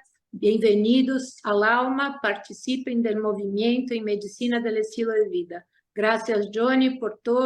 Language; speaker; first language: Spanish; non-native, fluent; Portuguese